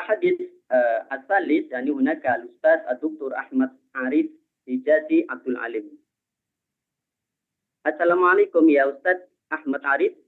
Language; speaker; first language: Arabic; non-native, fluent; Indonesian